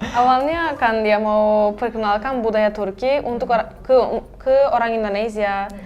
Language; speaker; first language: Indonesian; non-native, fluent; Turkish